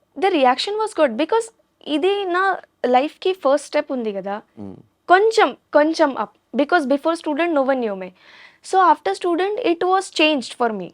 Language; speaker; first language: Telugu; non-native, learner; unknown